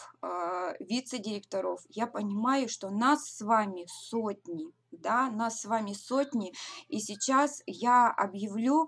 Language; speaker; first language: Russian; native; Russian